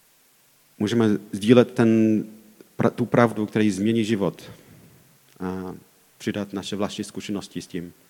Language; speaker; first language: Czech; non-native, fluent; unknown